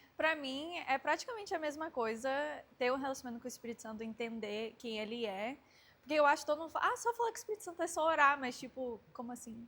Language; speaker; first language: Portuguese; early bilingual, heritage; Portuguese